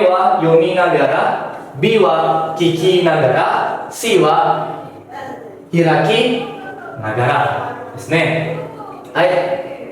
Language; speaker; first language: Japanese; non-native, fluent; Indonesian